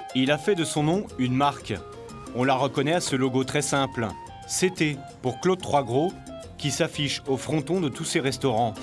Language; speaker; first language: French; native; French